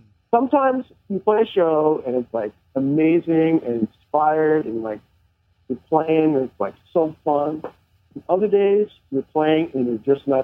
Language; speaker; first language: English; native; English